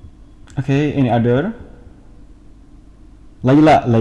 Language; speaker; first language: English; non-native, fluent; Indonesian